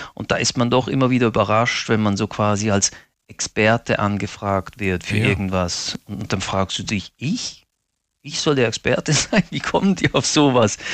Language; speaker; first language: German; native; German